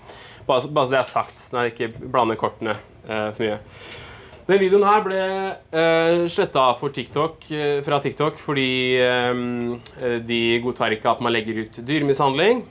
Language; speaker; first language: Norwegian; native; Norwegian